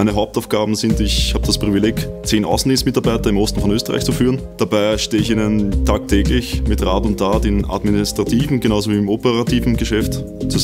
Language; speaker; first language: German; native; German